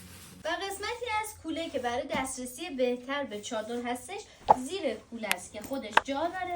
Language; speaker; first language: Persian; native; Persian